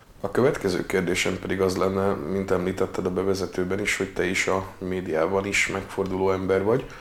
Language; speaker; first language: Hungarian; native; Hungarian